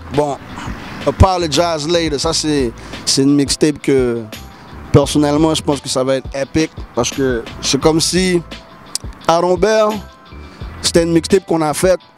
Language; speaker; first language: French; early bilingual, heritage; French